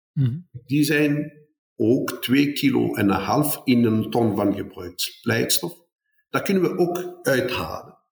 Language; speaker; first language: Dutch; non-native, fluent; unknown